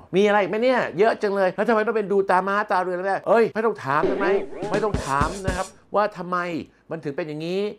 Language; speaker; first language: Thai; non-native, local second language; English